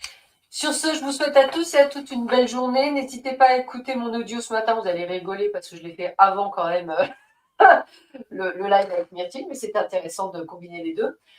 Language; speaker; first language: French; native; French